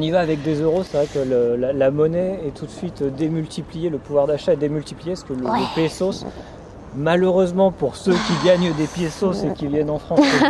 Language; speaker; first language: French; native; French